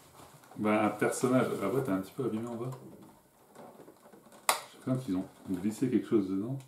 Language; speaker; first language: French; native; French